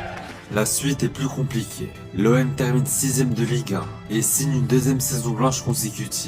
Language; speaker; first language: French; native; French